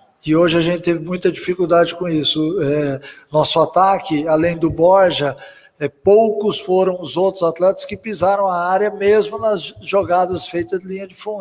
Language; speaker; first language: Portuguese; native; Portuguese